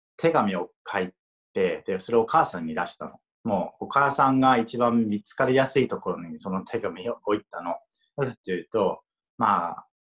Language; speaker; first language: Japanese; non-native, fluent; English